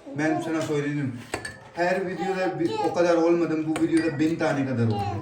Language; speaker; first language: Turkish; native; Turkish